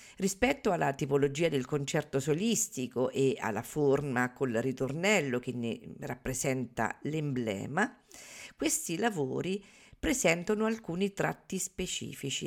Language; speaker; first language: Italian; native; Italian